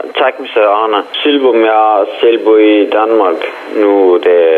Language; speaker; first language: Danish; non-native, fluent; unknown